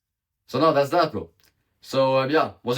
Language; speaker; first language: English; non-native, fluent; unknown